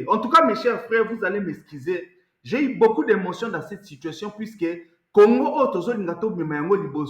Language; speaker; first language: French; non-native, local second language; Lingala